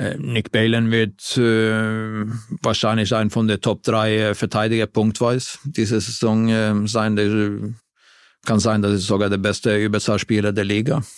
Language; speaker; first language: German; non-native, fluent; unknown